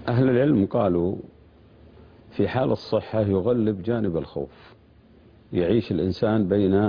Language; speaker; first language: Arabic; native; Arabic